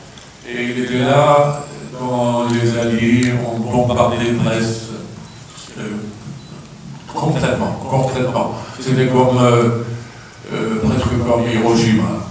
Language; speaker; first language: French; non-native, fluent; Swedish